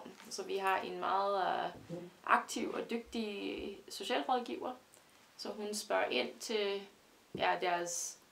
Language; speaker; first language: Danish; non-native, fluent; English